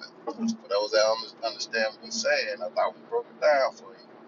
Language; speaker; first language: English; native; English